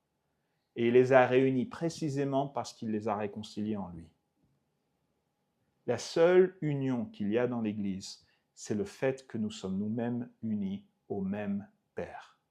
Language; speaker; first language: French; native; French